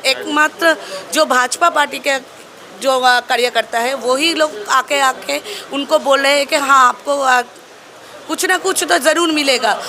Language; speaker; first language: Hindi; non-native, local second language; Bangla